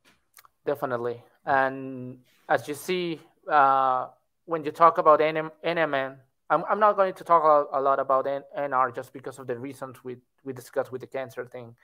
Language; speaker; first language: English; non-native, fluent; Spanish